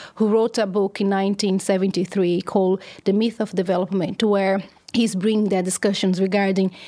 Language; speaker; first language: English; non-native, fluent; Portuguese